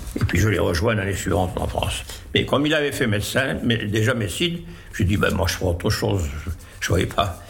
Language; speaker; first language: French; native; French